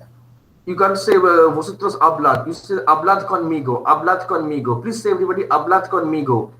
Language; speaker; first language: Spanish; non-native, fluent; Bangla